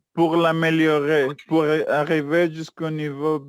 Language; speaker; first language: French; non-native, fluent; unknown